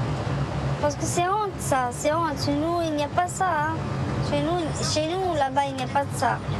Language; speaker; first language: French; non-native, learner; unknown